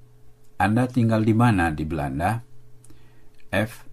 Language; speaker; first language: Indonesian; non-native, fluent; Dutch